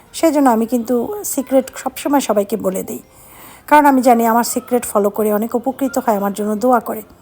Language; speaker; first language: Bangla; native; Bangla